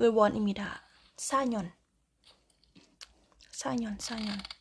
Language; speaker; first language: Korean; non-native, learner; Thai